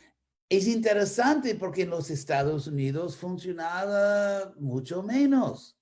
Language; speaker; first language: Spanish; non-native, fluent; English